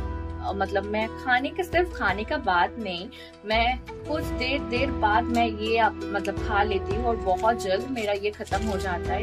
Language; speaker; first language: Hindi; non-native, local second language; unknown